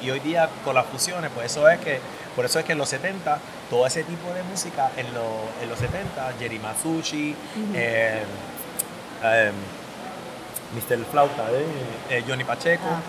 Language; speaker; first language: Spanish; native; Spanish